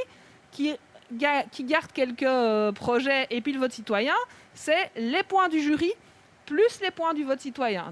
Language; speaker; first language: French; native; French